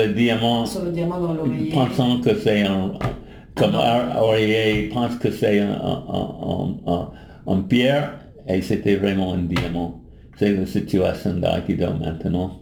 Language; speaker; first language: French; non-native, learner; English